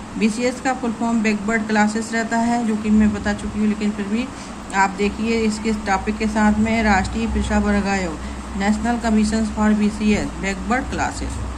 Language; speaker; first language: Hindi; native; Hindi